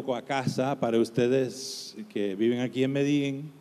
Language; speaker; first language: Spanish; non-native, fluent; English